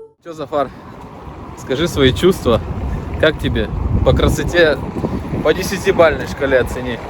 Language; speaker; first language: Russian; native; Russian